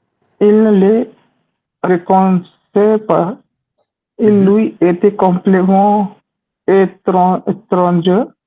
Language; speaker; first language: French; non-native, learner; Hindi